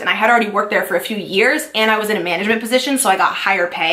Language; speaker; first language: English; native; English